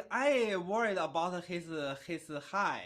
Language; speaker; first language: English; non-native, learner; Chinese